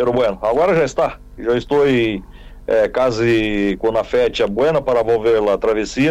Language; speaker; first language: Spanish; non-native, learner; Portuguese